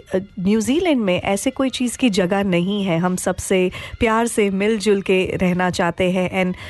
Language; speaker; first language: Hindi; non-native, local second language; Gujarati